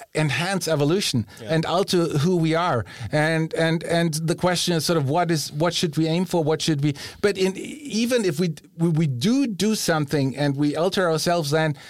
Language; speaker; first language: English; non-native, fluent; German